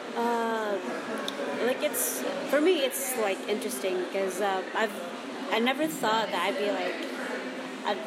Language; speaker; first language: English; non-native, local second language; Cebuano